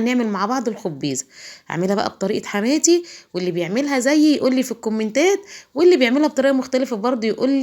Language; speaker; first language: Arabic; native; Arabic